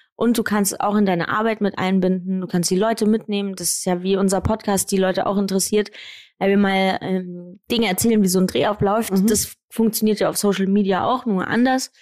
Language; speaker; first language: German; native; German